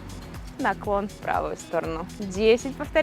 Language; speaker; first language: Russian; native; Russian